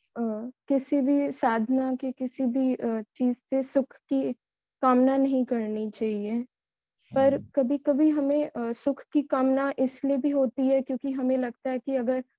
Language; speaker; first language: Hindi; native; Hindi